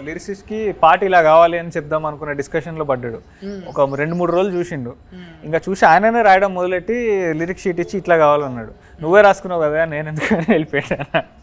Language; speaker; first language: Telugu; native; Telugu